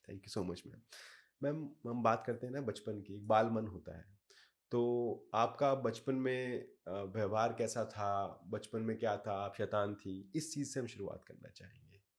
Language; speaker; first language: Hindi; native; Hindi